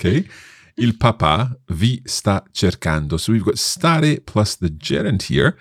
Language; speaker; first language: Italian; non-native, fluent; English